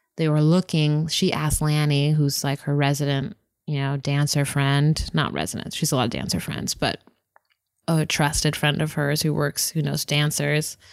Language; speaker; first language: English; native; English